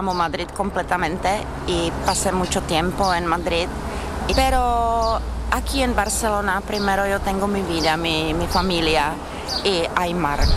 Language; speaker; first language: Spanish; non-native, learner; Czech